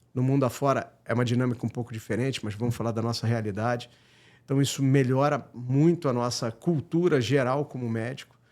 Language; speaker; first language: Portuguese; native; Portuguese